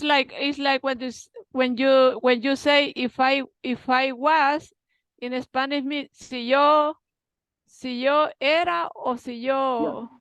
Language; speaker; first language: English; non-native, learner; Spanish